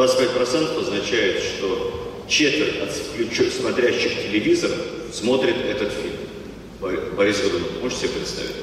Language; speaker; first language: Russian; native; Russian